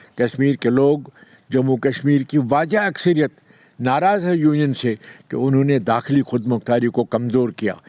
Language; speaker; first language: Urdu; non-native, local second language; Kashmiri